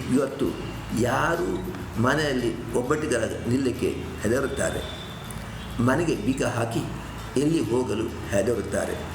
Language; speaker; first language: Kannada; native; Kannada